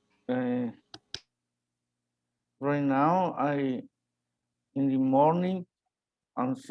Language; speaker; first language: English; non-native, learner; Spanish